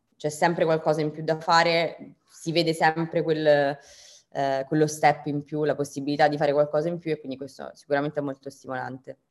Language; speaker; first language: Italian; native; Italian